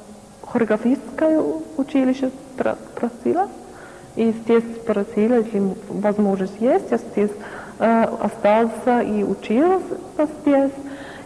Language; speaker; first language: Russian; non-native, learner; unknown